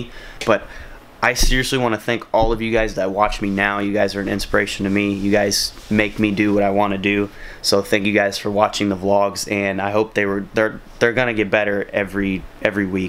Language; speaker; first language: English; native; English